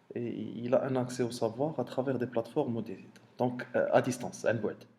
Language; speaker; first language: French; non-native, local second language; Arabic